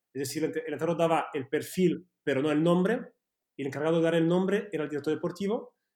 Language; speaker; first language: Spanish; early bilingual, heritage; Spanish